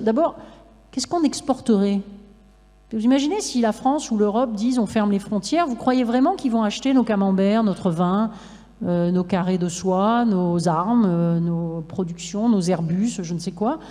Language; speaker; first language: French; native; French